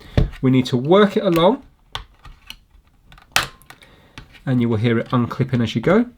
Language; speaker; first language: English; native; English